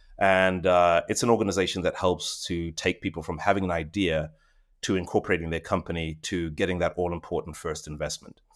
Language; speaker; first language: English; non-native, local second language; Shona